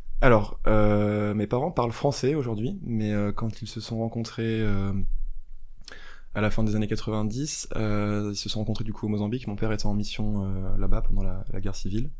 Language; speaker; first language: French; native; French